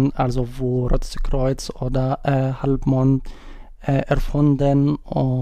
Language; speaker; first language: German; non-native, learner; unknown